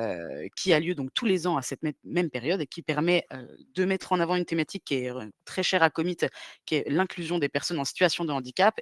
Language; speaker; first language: French; native; French